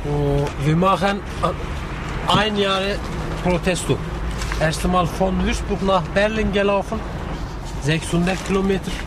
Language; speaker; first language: German; non-native, learner; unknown